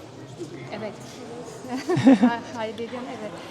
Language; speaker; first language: Turkish; non-native, learner; Uzbek